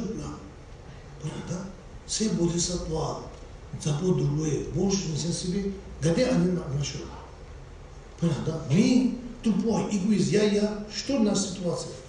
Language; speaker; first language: Russian; non-native, learner; Tibetan